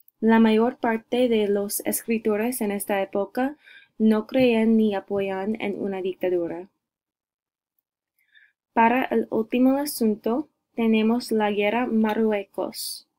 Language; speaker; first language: Spanish; non-native, learner; English